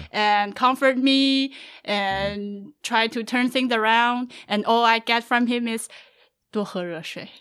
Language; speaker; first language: English; non-native, fluent; Chinese